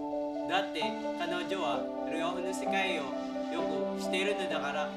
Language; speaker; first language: Japanese; non-native, learner; Filipino